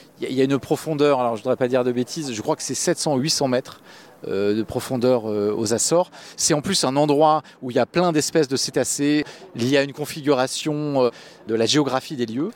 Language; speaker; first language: French; native; French